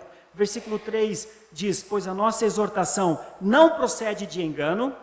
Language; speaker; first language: Portuguese; native; Portuguese